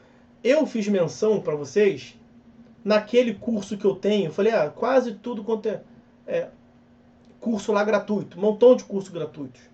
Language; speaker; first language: Portuguese; native; Portuguese